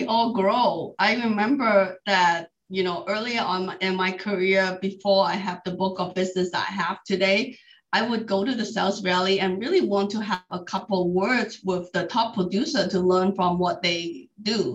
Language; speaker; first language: English; non-native, local second language; Cantonese